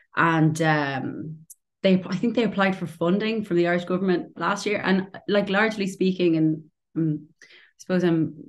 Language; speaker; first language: English; native; English